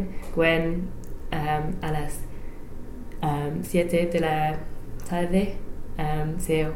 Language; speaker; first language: Spanish; non-native, learner; English